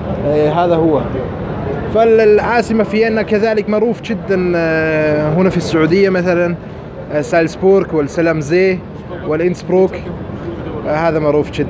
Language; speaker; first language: Arabic; non-native, learner; German